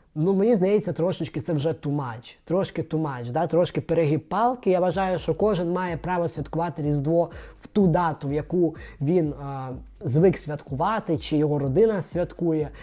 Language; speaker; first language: Ukrainian; non-native, local second language; Russian